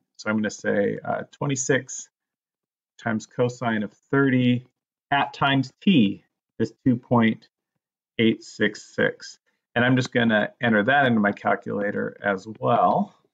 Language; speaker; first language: English; native; English